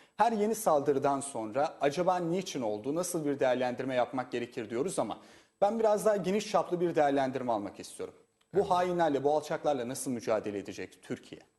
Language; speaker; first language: Turkish; native; Turkish